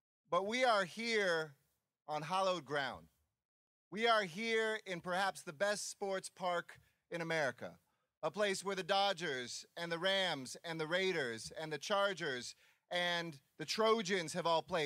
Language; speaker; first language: English; native; English